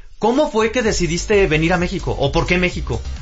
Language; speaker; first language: Spanish; native; Spanish